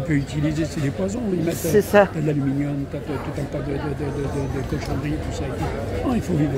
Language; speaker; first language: French; native; French